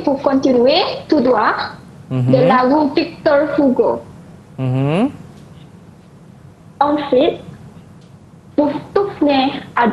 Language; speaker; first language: French; non-native, learner; Malay